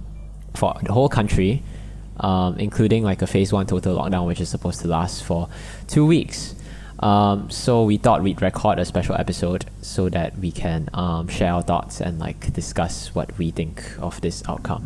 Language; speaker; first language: English; non-native, local second language; Chinese